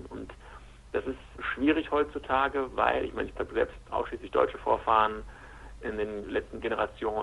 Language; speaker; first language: German; native; German